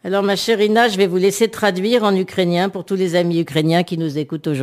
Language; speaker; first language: French; native; French